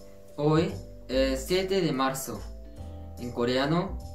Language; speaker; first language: Spanish; non-native, fluent; Korean